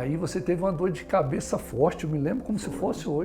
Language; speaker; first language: Portuguese; native; Portuguese